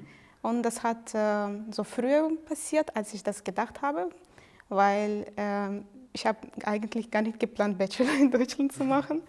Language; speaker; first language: German; non-native, fluent; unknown